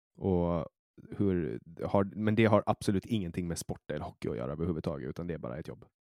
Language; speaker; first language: Swedish; native; Swedish